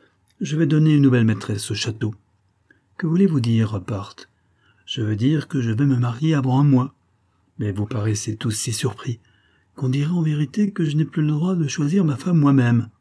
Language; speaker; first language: French; native; French